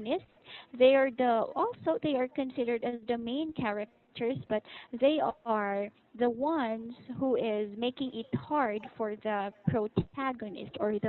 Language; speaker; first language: English; non-native, local second language; Filipino